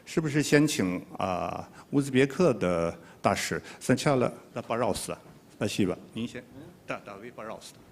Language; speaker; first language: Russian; non-native, fluent; Chinese